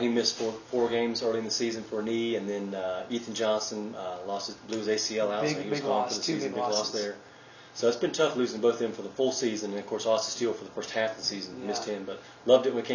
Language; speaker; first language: English; native; English